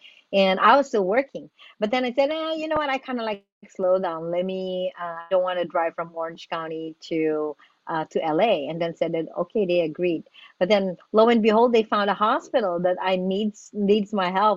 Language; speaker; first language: English; non-native, local second language; Filipino